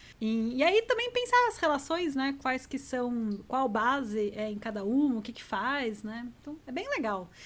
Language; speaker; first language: Portuguese; native; Portuguese